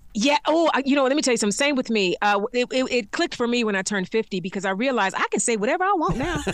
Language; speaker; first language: English; native; English